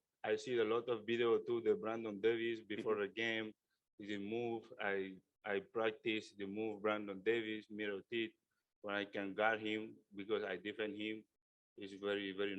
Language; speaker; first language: English; non-native, learner; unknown